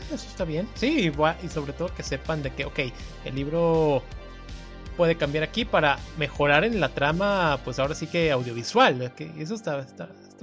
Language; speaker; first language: Spanish; native; Spanish